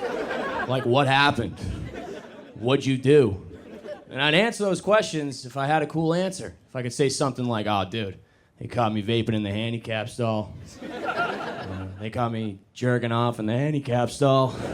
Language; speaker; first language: English; native; English